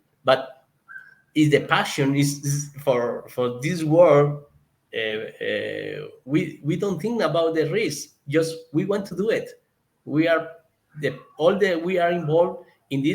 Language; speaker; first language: English; non-native, learner; Spanish